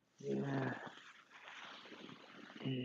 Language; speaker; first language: English; non-native, learner; Korean